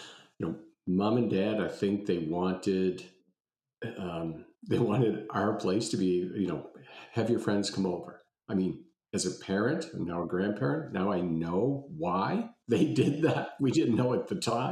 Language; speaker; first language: English; native; English